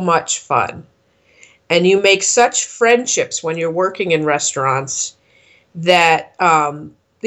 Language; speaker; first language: English; native; English